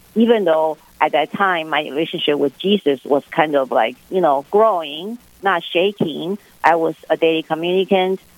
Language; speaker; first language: English; non-native, fluent; Chinese